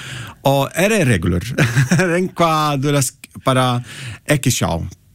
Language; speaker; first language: Icelandic; non-native, learner; Italian